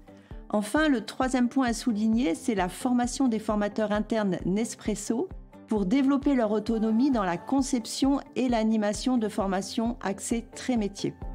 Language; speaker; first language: French; native; French